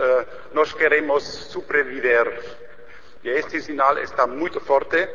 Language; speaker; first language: Portuguese; non-native, learner; German